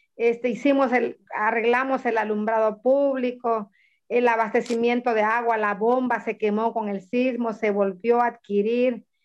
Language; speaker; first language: Spanish; native; Spanish